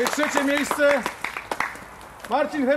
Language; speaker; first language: Polish; native; Polish